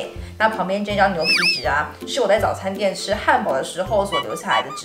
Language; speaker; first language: Chinese; native; Chinese